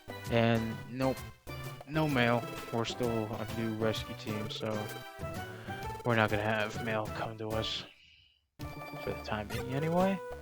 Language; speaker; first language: English; native; English